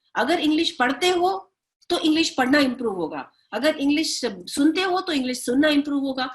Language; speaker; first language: Hindi; native; Hindi